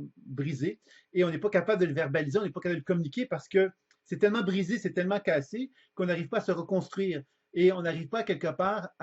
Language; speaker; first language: French; native; French